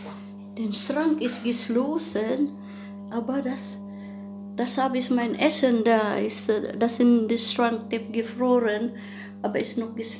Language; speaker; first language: German; non-native, learner; Filipino